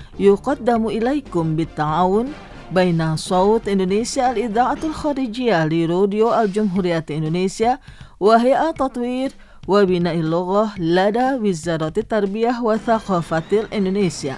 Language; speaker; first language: Arabic; non-native, fluent; Indonesian